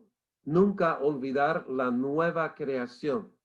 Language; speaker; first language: Spanish; non-native, fluent; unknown